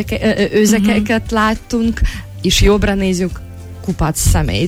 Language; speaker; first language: Hungarian; non-native, fluent; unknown